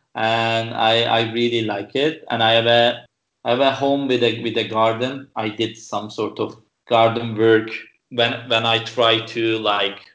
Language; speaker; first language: English; non-native, fluent; Turkish